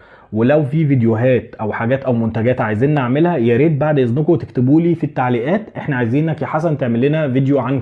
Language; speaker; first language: Arabic; native; Arabic